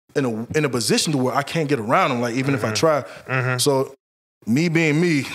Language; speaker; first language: English; native; English